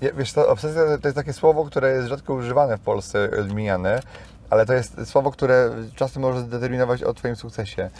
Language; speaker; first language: Polish; native; Polish